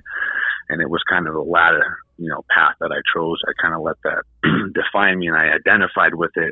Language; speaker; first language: English; native; English